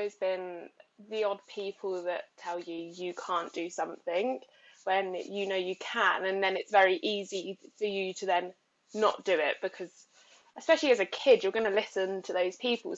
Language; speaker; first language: English; native; English